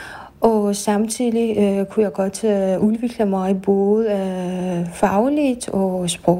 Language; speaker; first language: Danish; non-native, fluent; Persian